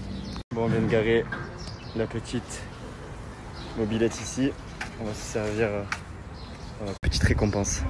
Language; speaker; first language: French; native; French